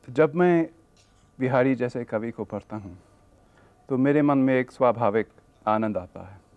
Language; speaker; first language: Hindi; non-native, fluent; English